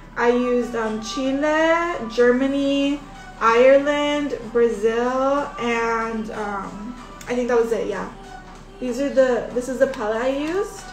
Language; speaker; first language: English; native; English